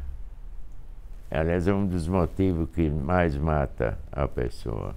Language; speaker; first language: Portuguese; non-native, fluent; Hungarian